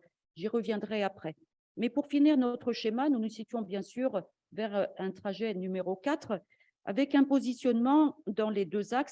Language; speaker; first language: French; native; French